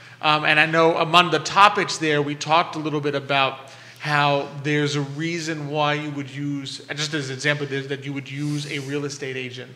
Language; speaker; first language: English; native; English